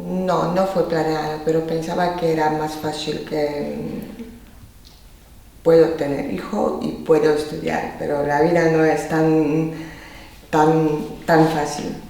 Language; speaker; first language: Spanish; non-native, fluent; Polish